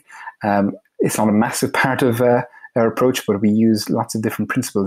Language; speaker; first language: English; native; English